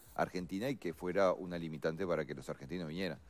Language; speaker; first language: Spanish; native; Spanish